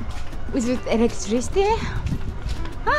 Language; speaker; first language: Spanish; non-native, learner; Japanese